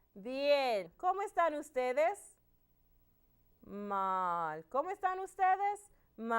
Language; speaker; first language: Spanish; non-native, learner; English